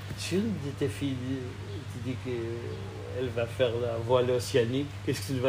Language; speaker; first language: French; non-native, fluent; Portuguese